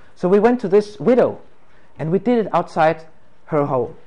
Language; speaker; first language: English; non-native, fluent; Danish